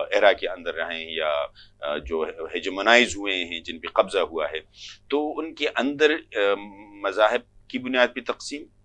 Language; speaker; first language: Urdu; non-native, local second language; Pashto